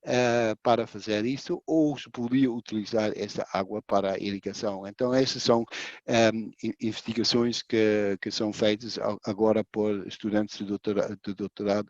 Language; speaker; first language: Portuguese; non-native, fluent; Dutch